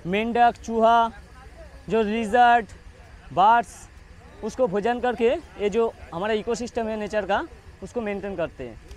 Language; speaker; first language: Hindi; non-native, local second language; Bangla